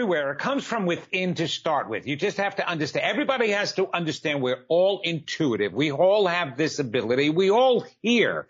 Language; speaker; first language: English; native; English